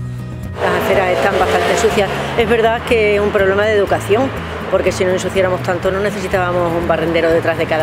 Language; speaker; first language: Spanish; native; Spanish